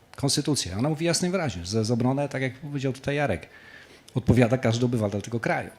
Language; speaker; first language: Polish; native; Polish